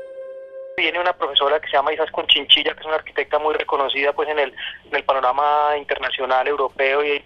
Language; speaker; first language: Spanish; native; Spanish